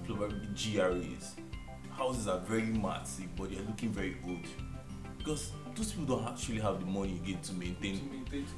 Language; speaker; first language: English; non-native, local second language; Igbo